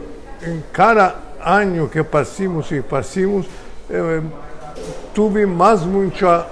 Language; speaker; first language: Spanish; early bilingual, heritage; Ladino